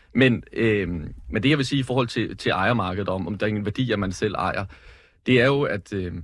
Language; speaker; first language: Danish; native; Danish